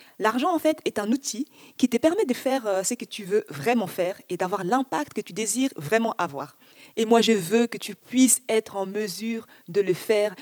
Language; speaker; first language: French; early bilingual, other home language; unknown